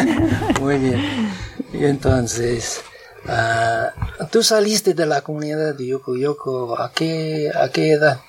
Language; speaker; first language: Spanish; non-native, fluent; English